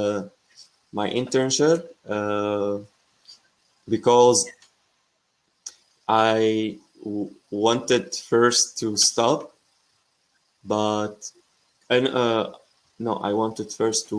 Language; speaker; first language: English; non-native, fluent; Arabic